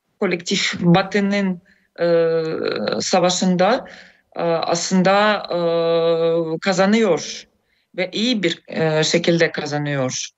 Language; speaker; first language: Turkish; non-native, fluent; Russian